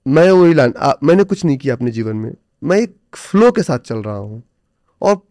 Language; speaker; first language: Hindi; native; Hindi